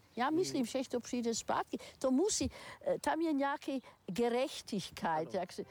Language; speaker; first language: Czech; non-native, learner; German